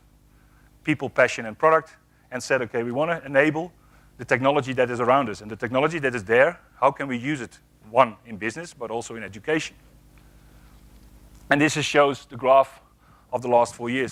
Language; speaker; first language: English; non-native, fluent; Dutch